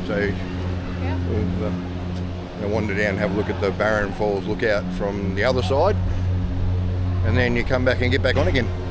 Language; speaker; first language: English; native; English